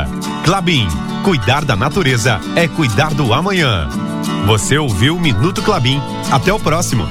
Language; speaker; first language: Portuguese; native; Portuguese